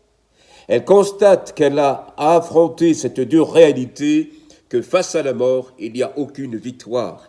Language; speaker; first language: French; native; French